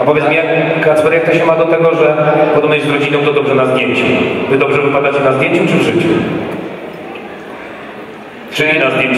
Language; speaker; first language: Polish; native; Polish